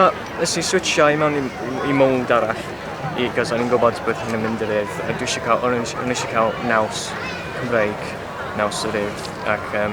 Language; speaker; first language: Welsh; non-native, local second language; English